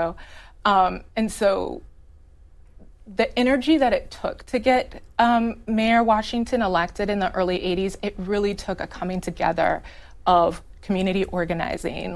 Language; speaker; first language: English; native; English